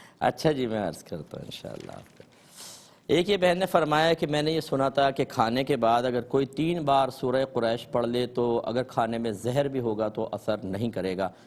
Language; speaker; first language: Urdu; native; Urdu